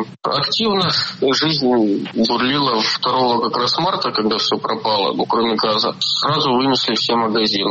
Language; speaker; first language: Russian; native; Russian